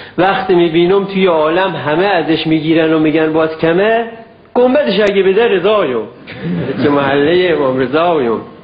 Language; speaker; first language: Persian; native; Persian